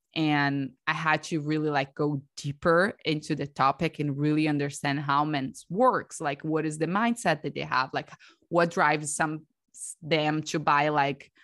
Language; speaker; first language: English; non-native, fluent; Portuguese